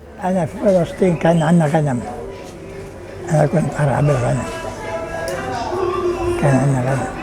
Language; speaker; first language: Arabic; native; Arabic